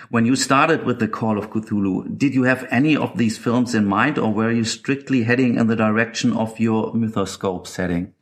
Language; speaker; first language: English; non-native, fluent; German